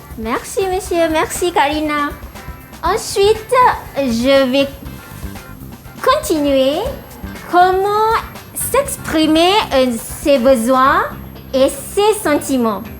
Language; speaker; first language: French; non-native, fluent; Malay